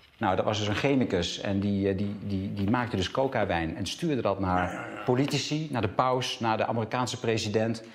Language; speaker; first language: Dutch; native; Dutch